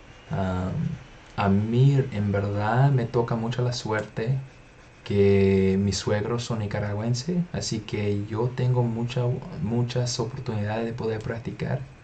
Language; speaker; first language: Spanish; non-native, fluent; English